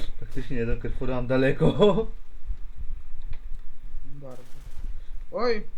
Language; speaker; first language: Polish; native; Polish